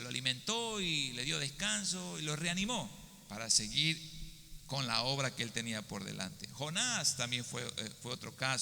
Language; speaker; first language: Spanish; native; Spanish